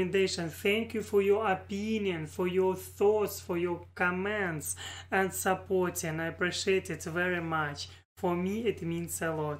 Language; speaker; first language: English; non-native, learner; Russian